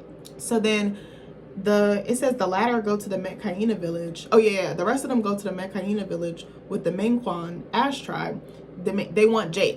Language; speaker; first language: English; native; English